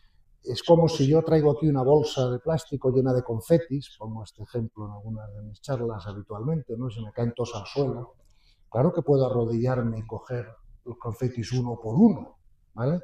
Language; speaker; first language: Spanish; native; Spanish